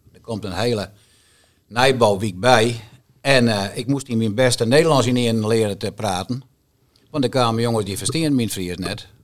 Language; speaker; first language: Dutch; non-native, local second language; Western Frisian